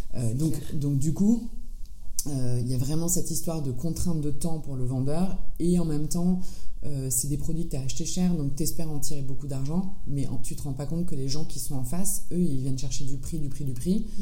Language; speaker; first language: French; native; French